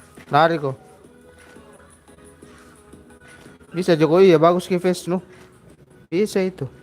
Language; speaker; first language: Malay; non-native, local second language; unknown